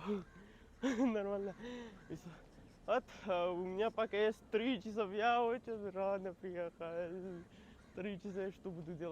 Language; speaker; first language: Russian; non-native, learner; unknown